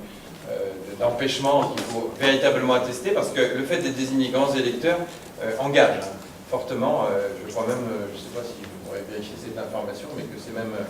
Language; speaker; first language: French; native; French